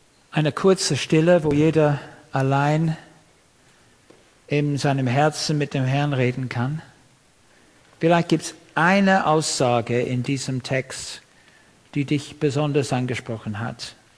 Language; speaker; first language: German; non-native, fluent; English